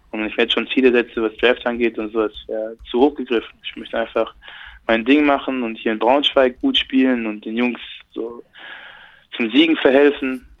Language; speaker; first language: German; early bilingual, other home language; French